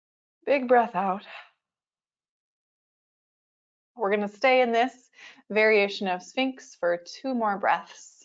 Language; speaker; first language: English; native; English